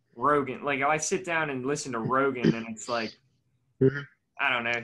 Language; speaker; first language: English; native; English